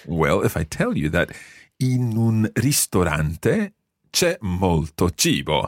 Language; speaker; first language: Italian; non-native, fluent; English